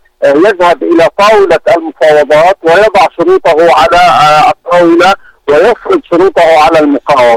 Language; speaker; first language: Arabic; native; Arabic